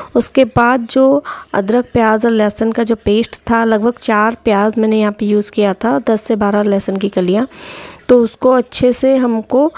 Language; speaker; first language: Hindi; non-native, local second language; Odia